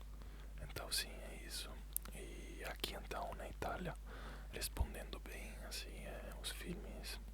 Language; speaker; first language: Portuguese; non-native, fluent; Italian